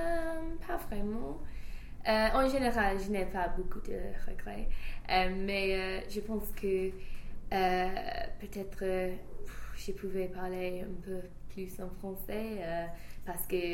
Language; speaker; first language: French; non-native, fluent; English